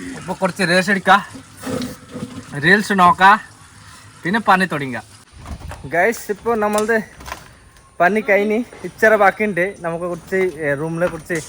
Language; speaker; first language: Malayalam; native; Malayalam